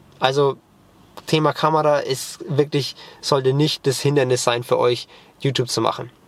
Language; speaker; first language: German; native; German